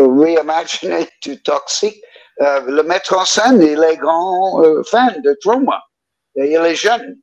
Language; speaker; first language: French; non-native, learner; English